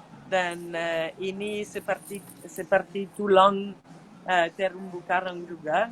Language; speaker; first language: Indonesian; non-native, fluent; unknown